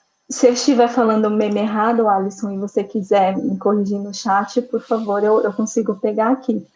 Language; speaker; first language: Portuguese; native; Portuguese